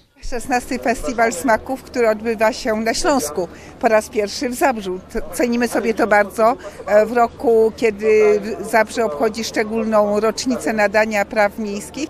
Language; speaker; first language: Polish; native; Polish